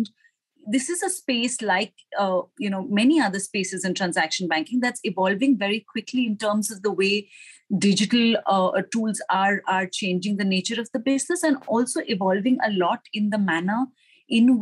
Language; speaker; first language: English; non-native, local second language; Hindi